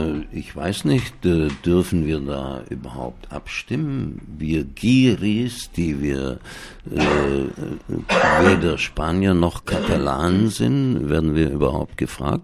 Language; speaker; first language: German; native; German